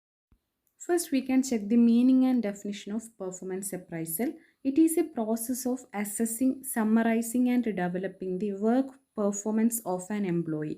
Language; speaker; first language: English; non-native, local second language; Malayalam